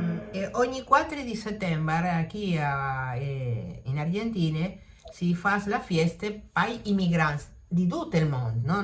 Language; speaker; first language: Italian; early bilingual, heritage; Italian